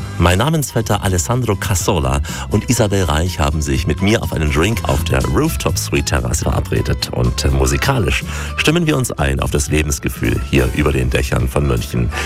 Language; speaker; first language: German; native; German